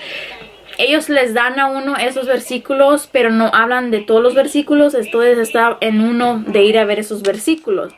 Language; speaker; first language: Spanish; early bilingual, heritage; Spanish